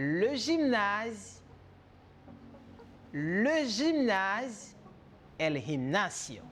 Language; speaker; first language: Spanish; non-native, fluent; French